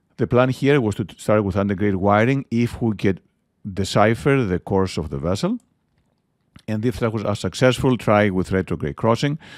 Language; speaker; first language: English; non-native, fluent; Greek